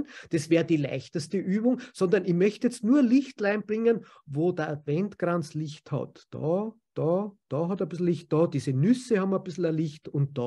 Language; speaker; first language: German; native; German